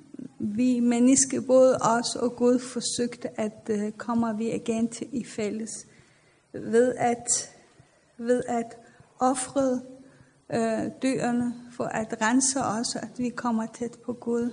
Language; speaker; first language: Danish; non-native, fluent; Persian